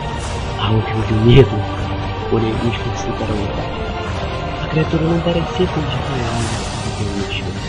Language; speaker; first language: Portuguese; native; Portuguese